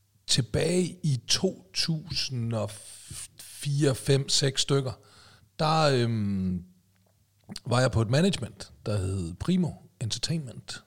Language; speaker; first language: Danish; native; Danish